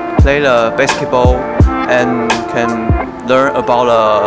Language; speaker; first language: English; non-native, learner; Chinese